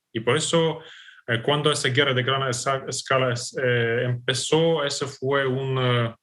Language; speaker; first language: Spanish; non-native, fluent; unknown